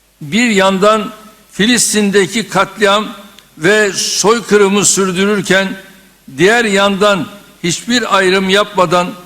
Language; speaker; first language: Turkish; native; Turkish